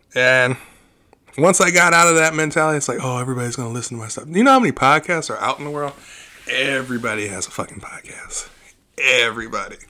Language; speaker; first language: English; native; English